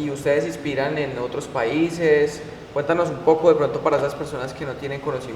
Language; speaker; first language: Spanish; native; Spanish